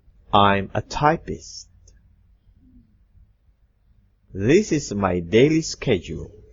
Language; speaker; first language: English; non-native, fluent; Indonesian